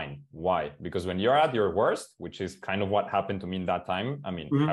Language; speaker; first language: English; non-native, fluent; Spanish